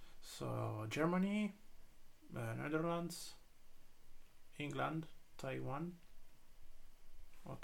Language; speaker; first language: English; non-native, learner; Italian